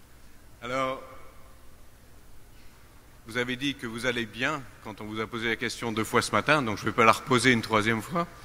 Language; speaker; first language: French; native; French